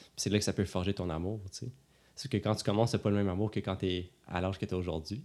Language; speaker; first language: French; native; French